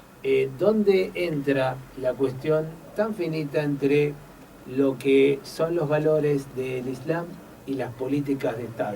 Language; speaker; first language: Spanish; native; Spanish